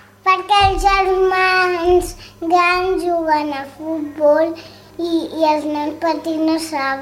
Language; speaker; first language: Catalan; non-native, local second language; Spanish